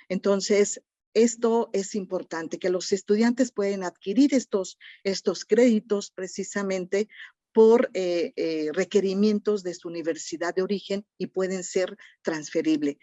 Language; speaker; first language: Spanish; native; Spanish